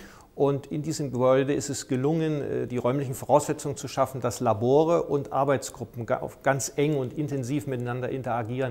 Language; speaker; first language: German; native; German